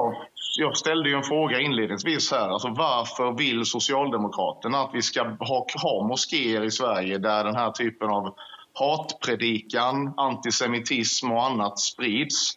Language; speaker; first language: Swedish; native; Swedish